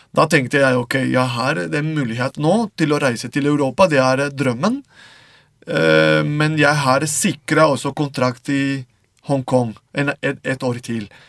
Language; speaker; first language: Norwegian; non-native, fluent; Spanish